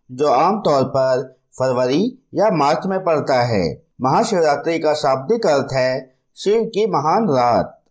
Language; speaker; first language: Hindi; native; Hindi